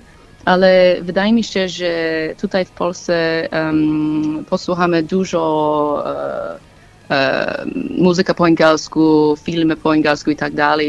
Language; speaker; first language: Polish; non-native, learner; English